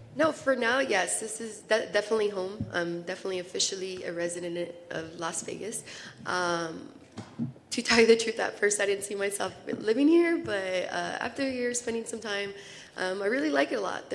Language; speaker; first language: English; early bilingual, other home language; Spanish